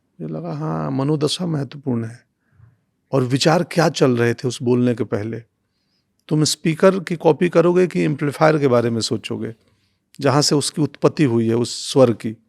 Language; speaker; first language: Hindi; non-native, local second language; Bhojpuri